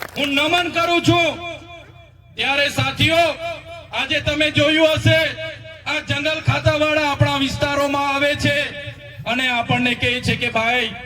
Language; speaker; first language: Gujarati; non-native, local second language; Vasavi